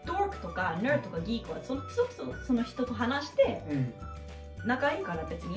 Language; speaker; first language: Japanese; non-native, fluent; English